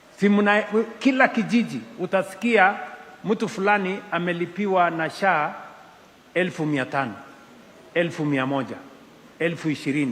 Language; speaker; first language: Swahili; non-native, local second language; Kalenjin